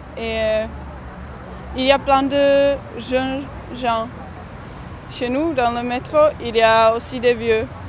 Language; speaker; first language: French; non-native, fluent; Czech